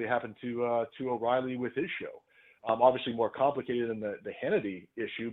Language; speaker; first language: English; native; English